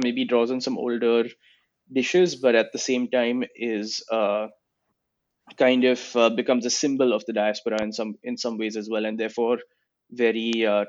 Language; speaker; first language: English; non-native, local second language; Gujarati